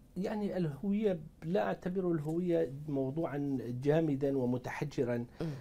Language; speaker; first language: Arabic; non-native, local second language; Kurdish